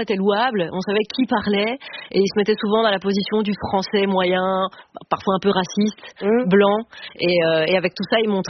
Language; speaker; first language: French; native; French